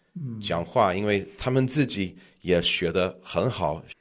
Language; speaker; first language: Chinese; non-native, learner; English